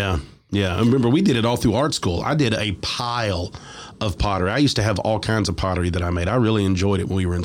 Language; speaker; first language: English; native; English